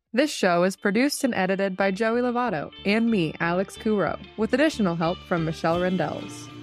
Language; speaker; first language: English; native; English